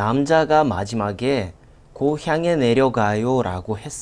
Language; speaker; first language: Korean; non-native, fluent; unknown